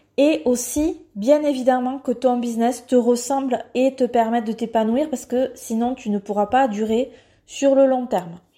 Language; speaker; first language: French; native; French